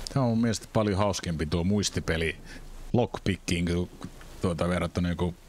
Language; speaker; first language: Finnish; native; Finnish